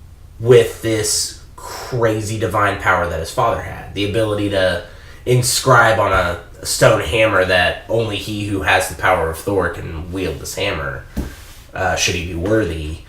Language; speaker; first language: English; native; English